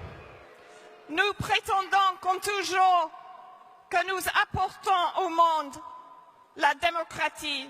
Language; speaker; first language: French; non-native, fluent; English